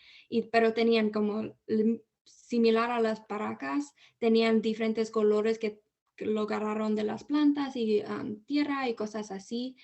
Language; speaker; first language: Spanish; early bilingual, heritage; Spanish